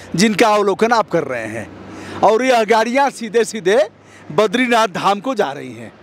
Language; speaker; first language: Hindi; native; Hindi